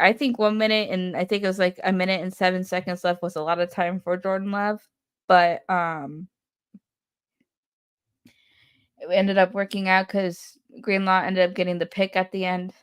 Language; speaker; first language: English; native; English